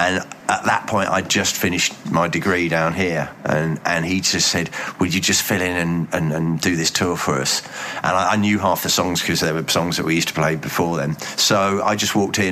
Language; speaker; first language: English; native; English